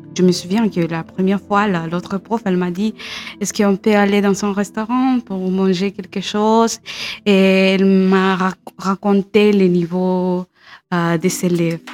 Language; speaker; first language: French; non-native, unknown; Spanish